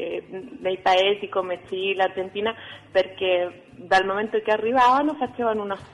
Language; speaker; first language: Italian; non-native, fluent; Spanish